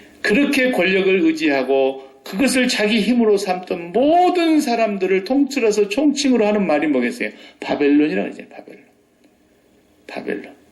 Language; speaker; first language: Korean; native; Korean